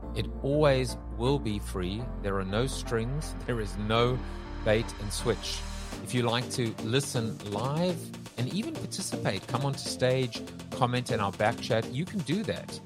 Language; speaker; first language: English; native; English